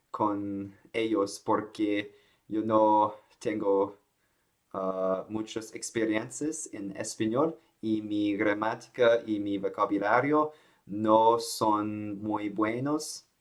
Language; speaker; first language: Spanish; non-native, learner; Chinese